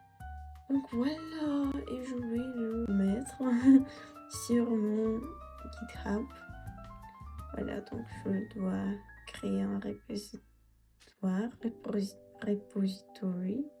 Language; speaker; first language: French; non-native, fluent; Russian